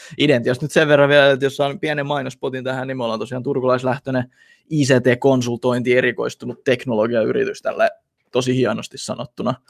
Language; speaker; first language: Finnish; early bilingual, other home language; Russian